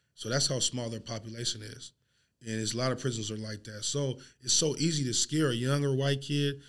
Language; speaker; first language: English; native; English